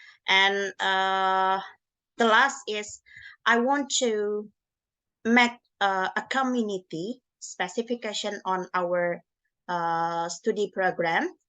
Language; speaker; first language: English; non-native, learner; Indonesian